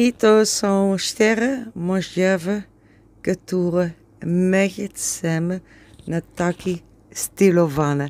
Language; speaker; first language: Polish; non-native, learner; Dutch